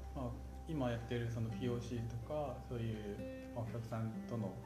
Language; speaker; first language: Japanese; non-native, fluent; Korean